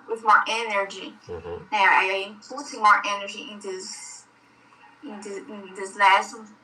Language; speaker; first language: English; non-native, learner; Portuguese